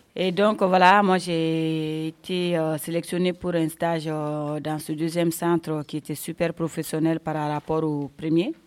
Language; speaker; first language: French; non-native, local second language; Bambara